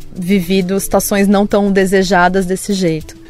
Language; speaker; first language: Portuguese; native; Portuguese